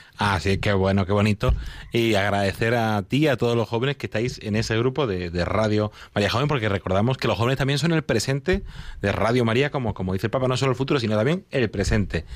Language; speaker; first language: Spanish; native; Spanish